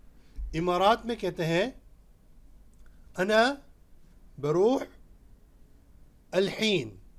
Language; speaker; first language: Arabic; non-native, fluent; Urdu